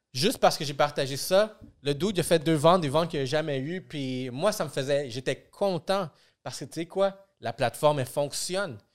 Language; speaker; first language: French; early bilingual, other home language; Spanish